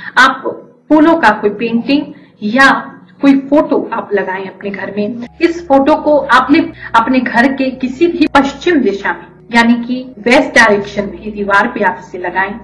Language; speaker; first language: Hindi; native; Hindi